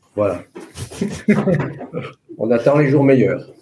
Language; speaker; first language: French; native; French